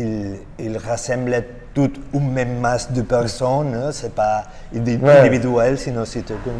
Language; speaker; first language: French; non-native, learner; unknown